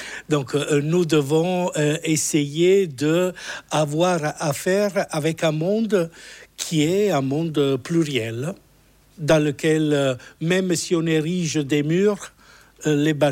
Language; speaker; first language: French; non-native, fluent; Italian